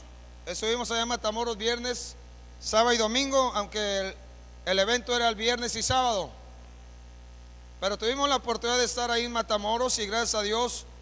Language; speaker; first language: Spanish; native; Spanish